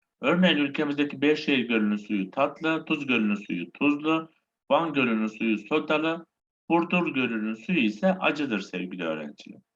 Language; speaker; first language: Turkish; native; Turkish